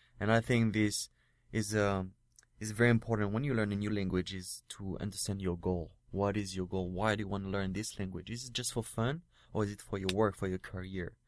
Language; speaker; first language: English; non-native, fluent; French